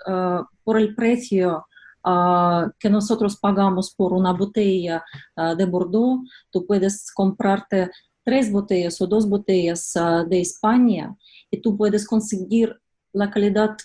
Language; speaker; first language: Spanish; non-native, fluent; Russian